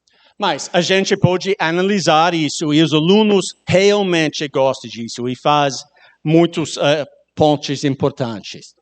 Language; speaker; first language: Portuguese; non-native, learner; English